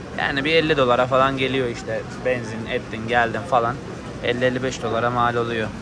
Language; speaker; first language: Turkish; native; Turkish